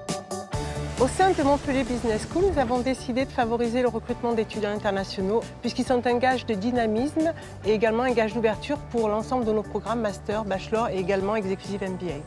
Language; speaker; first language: French; native; French